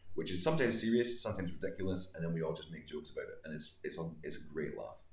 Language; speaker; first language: English; native; English